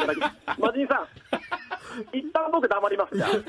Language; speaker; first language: Japanese; native; Japanese